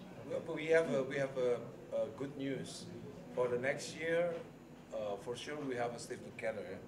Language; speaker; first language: English; non-native, learner; Indonesian